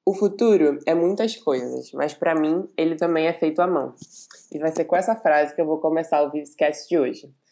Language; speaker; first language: Portuguese; native; Portuguese